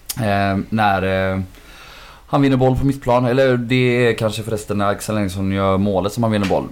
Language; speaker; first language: Swedish; native; Swedish